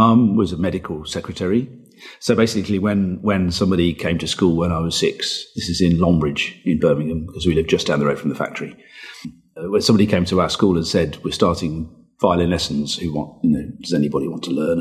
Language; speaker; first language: English; native; English